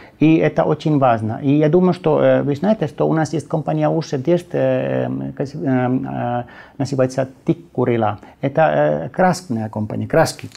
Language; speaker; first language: Russian; non-native, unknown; Finnish